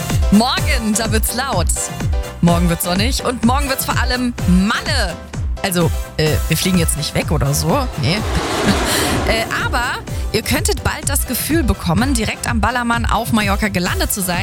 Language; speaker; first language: German; native; German